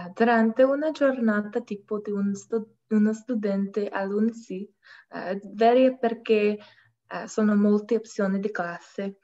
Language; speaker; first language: Italian; non-native, learner; English